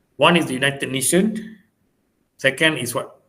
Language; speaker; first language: English; non-native, local second language; Malay